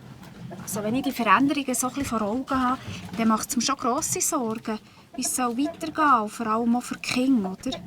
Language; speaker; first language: German; native; German